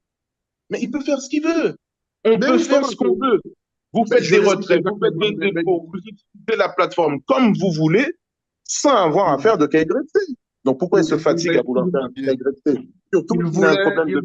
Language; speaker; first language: French; native; French